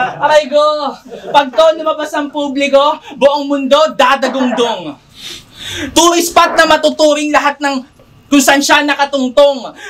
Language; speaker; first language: Filipino; native; Filipino